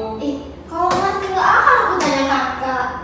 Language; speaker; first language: Indonesian; native; Indonesian